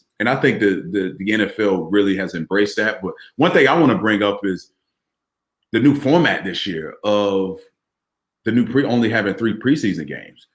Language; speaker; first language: English; native; English